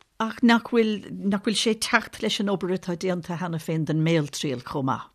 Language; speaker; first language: Irish; native; Irish